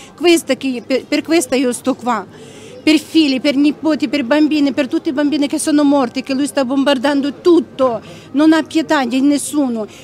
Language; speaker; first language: Italian; non-native, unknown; Ukrainian